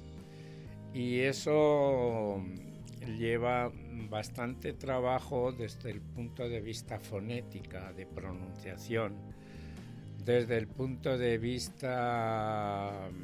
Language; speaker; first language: Spanish; native; Spanish